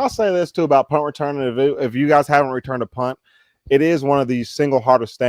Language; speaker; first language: English; native; English